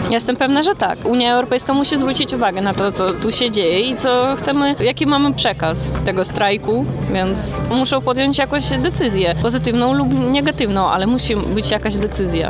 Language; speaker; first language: Polish; non-native, fluent; Russian